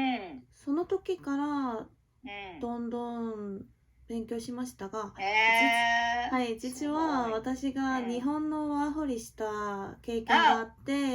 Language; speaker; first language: Japanese; non-native, learner; Korean